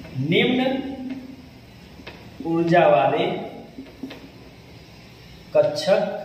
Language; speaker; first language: Hindi; native; Hindi